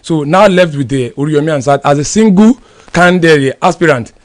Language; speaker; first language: English; non-native, local second language; Yoruba